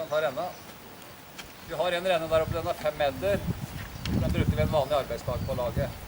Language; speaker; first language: Norwegian; native; Norwegian